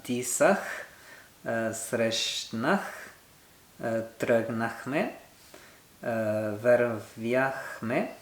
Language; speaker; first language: Bulgarian; non-native, learner; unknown